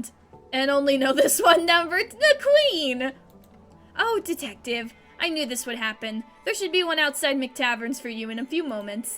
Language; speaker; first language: English; native; English